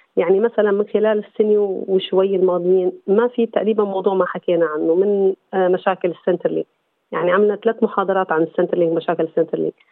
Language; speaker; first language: Arabic; native; Arabic